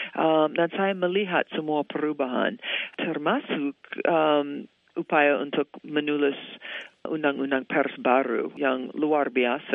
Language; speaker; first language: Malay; non-native, fluent; English